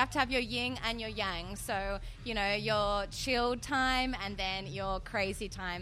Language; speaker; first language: English; native; English